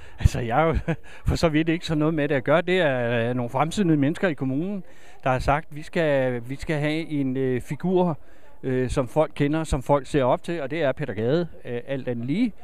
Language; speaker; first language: Danish; native; Danish